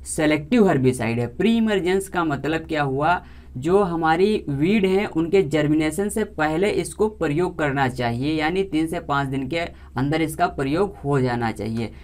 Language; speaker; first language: Hindi; native; Hindi